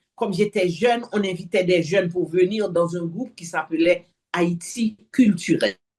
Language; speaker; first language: French; non-native, local second language; Haitian Creole